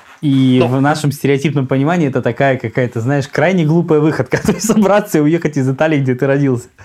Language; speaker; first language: Russian; native; Russian